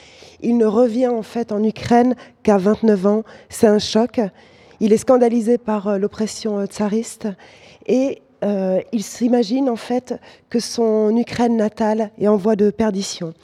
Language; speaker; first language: French; native; French